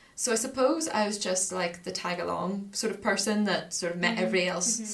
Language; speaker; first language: English; native; English